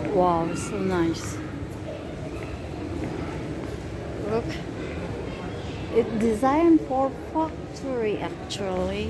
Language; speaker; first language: English; non-native, fluent; Filipino